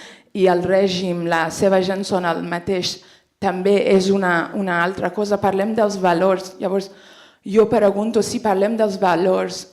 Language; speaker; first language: Catalan; non-native, fluent; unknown